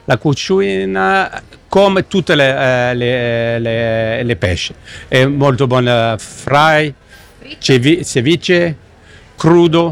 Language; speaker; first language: Italian; non-native, learner; English